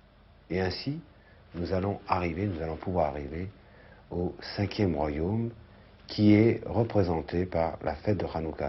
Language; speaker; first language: French; native; French